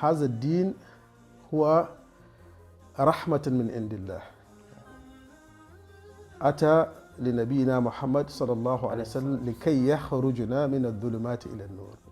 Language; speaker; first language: Arabic; non-native, fluent; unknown